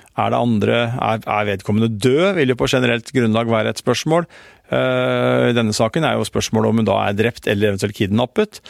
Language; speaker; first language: Norwegian; native; Norwegian